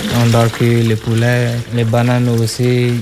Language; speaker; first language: French; non-native, learner; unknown